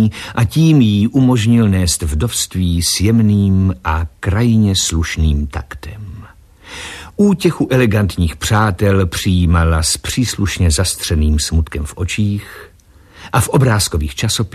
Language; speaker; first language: Czech; native; Czech